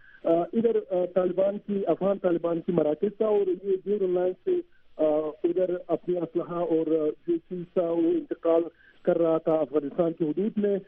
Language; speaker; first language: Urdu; non-native, learner; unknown